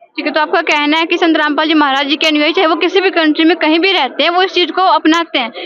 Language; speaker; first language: Hindi; native; Hindi